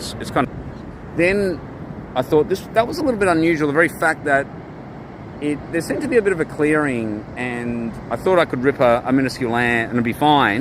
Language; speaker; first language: English; native; English